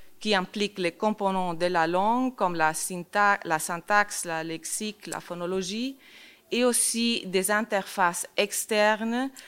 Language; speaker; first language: French; non-native, fluent; Spanish